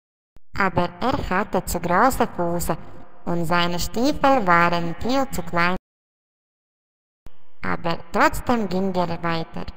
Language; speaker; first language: German; non-native, learner; Latvian